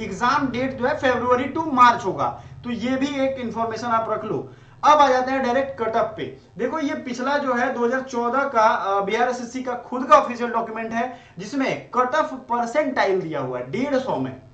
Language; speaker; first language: Hindi; native; Hindi